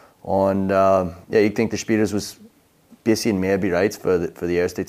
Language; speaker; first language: German; non-native, learner; English